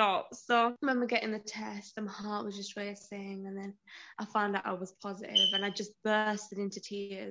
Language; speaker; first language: English; native; English